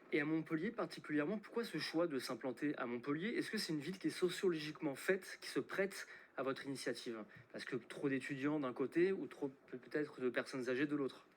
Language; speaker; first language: French; native; French